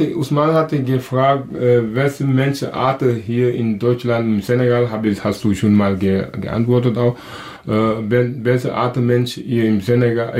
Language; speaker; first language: German; non-native, local second language; Wolof